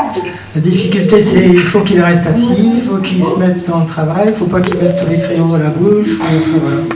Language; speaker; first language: French; native; French